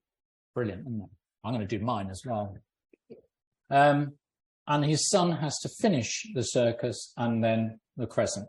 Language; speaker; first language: English; native; English